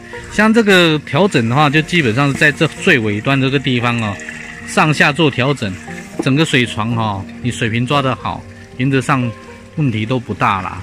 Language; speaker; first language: Chinese; native; Chinese